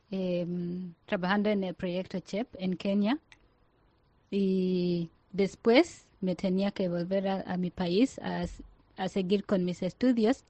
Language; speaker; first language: Spanish; non-native, fluent; Ganda